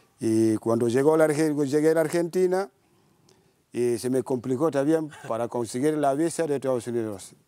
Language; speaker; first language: Spanish; non-native, learner; Wolof